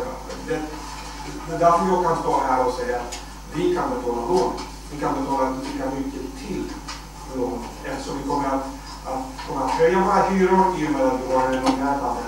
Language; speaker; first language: Swedish; non-native, fluent; Greek